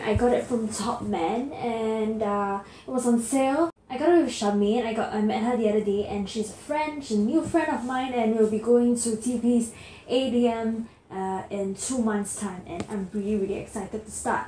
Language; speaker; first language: English; native; English